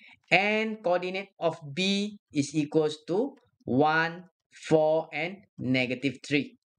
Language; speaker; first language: English; non-native, local second language; Malay